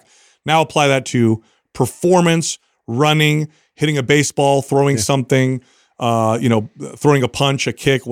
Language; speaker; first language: English; native; English